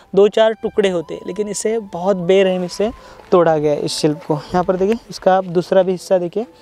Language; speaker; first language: Hindi; non-native, local second language; Marathi